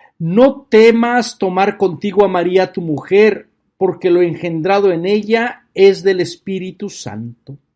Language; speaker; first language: Spanish; native; Spanish